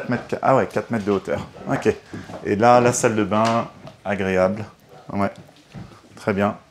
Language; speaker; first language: French; native; French